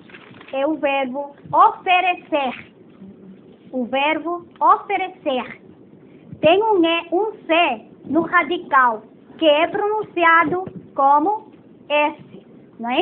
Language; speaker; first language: Portuguese; non-native, fluent; Spanish